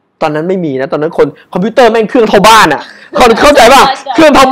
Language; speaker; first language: Thai; native; Thai